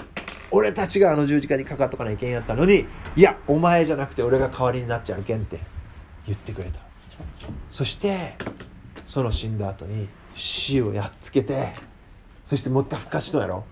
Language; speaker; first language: Japanese; native; Japanese